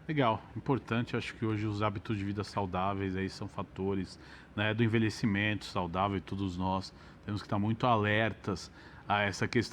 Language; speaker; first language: Portuguese; native; Portuguese